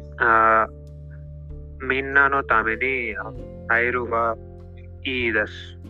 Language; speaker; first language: Japanese; non-native, learner; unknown